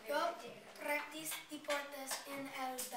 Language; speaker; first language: Spanish; non-native, learner; English